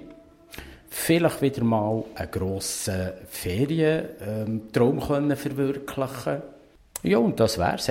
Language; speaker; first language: German; native; German